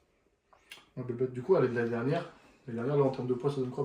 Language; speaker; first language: French; native; French